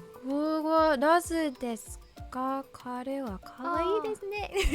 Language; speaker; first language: Japanese; non-native, learner; English